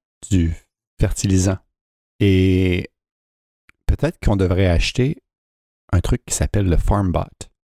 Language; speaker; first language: French; native; French